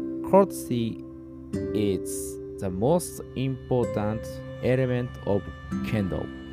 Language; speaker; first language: English; non-native, fluent; Japanese